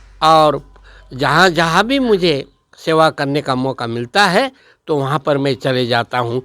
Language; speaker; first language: Hindi; non-native, local second language; Marathi